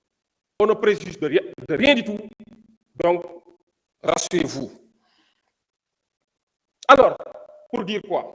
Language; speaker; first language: French; non-native, local second language; Wolof